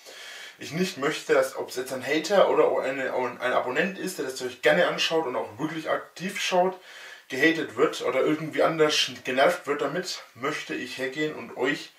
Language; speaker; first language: German; native; German